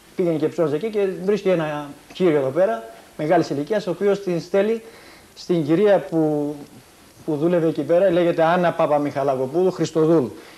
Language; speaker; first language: Greek; early bilingual, heritage; Greek